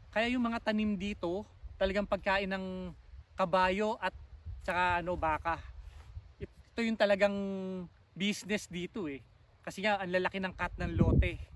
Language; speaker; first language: Filipino; native; Filipino